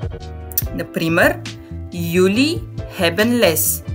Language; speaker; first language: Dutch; non-native, fluent; Bulgarian